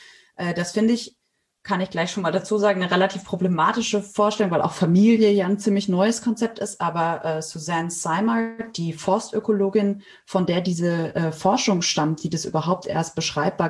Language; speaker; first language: German; native; German